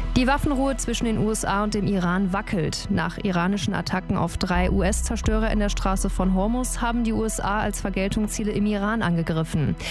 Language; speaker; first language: German; native; German